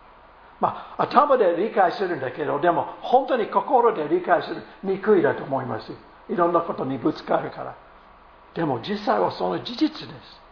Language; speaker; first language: Japanese; non-native, fluent; English